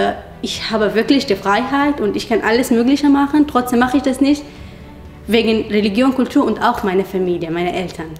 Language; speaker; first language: German; non-native, fluent; Arabic